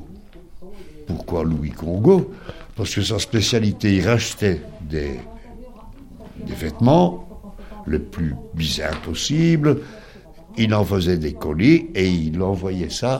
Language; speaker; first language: French; native; French